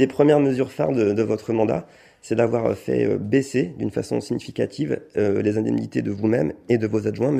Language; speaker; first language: French; native; French